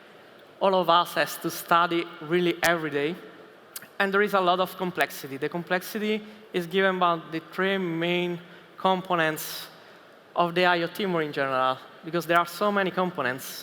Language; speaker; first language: English; non-native, fluent; Italian